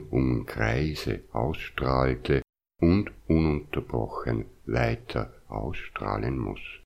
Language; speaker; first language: German; native; German